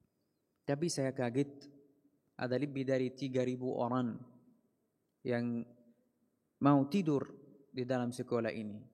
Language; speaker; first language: Indonesian; non-native, fluent; Arabic